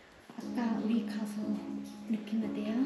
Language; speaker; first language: Korean; non-native, learner; Hmong